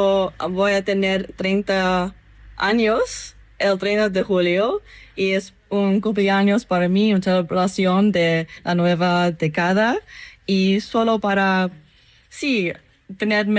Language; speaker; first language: Spanish; non-native, fluent; English